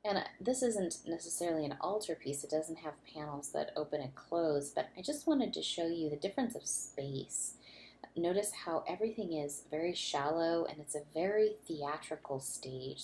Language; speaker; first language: English; native; English